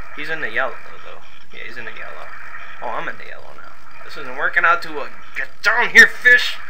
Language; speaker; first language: English; native; English